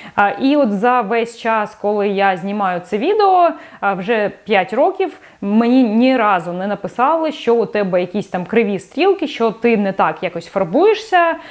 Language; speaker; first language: Ukrainian; non-native, local second language; Russian